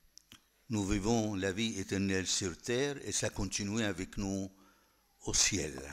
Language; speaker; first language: French; non-native, fluent; Arabic